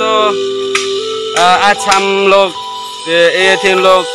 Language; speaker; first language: Hindi; non-native, local second language; Chakma